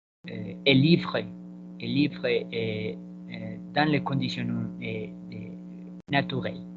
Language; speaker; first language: French; non-native, learner; Spanish